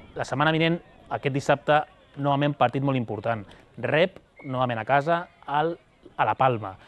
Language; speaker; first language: Catalan; native; Catalan